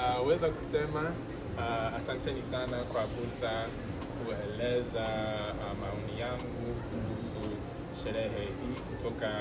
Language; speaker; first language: Swahili; non-native, learner; English